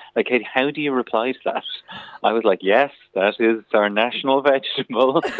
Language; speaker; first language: English; native; English